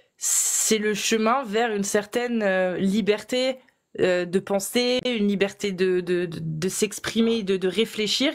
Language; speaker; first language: French; native; French